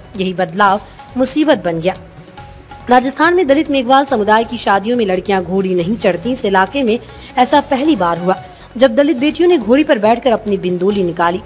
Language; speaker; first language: Hindi; native; Hindi